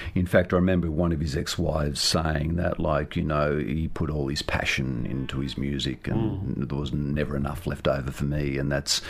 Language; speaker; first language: English; native; English